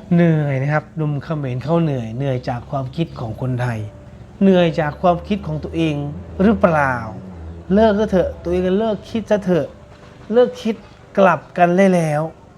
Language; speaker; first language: Thai; native; Thai